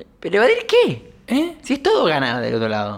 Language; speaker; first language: Spanish; native; Spanish